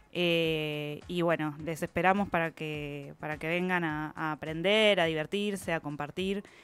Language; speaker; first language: Spanish; native; Spanish